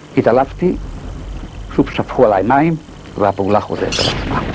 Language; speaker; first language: Hebrew; non-native, fluent; Hungarian